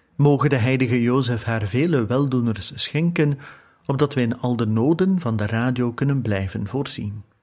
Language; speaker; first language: Dutch; native; Dutch